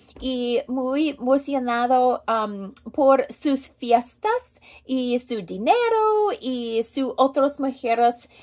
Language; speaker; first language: Spanish; non-native, learner; English